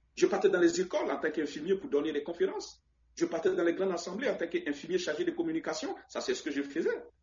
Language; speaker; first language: French; non-native, local second language; Baoulé